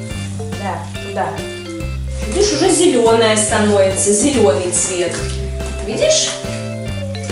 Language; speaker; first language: Russian; native; Russian